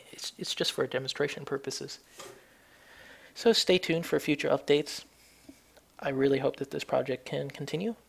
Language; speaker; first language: English; native; English